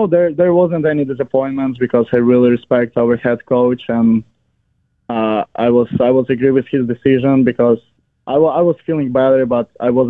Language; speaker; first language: English; non-native, fluent; Ukrainian